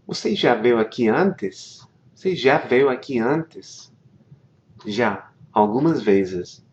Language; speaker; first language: Portuguese; non-native, fluent; English